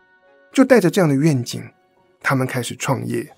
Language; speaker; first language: Chinese; native; Chinese